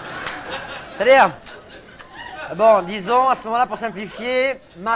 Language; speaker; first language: French; native; French